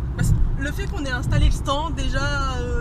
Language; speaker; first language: French; native; French